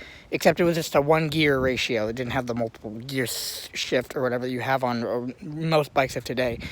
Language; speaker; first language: English; native; English